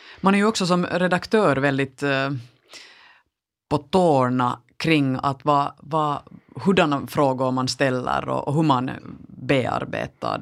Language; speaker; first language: Swedish; native; Swedish